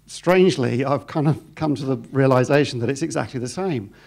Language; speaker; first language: English; native; English